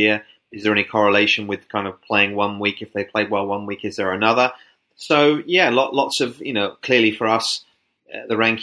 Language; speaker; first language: English; native; English